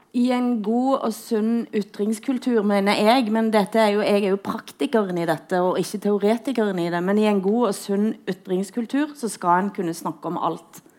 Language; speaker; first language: Norwegian; native; Norwegian